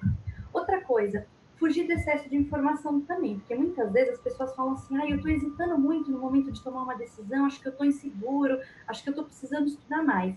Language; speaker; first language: Portuguese; native; Portuguese